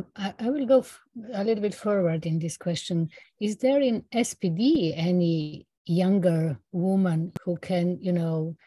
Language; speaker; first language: English; non-native, fluent; Slovenian